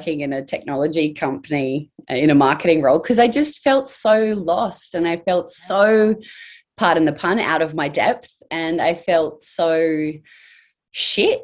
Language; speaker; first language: English; native; English